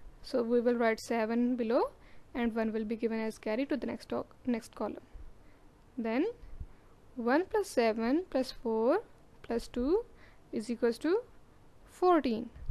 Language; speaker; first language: English; non-native, local second language; Urdu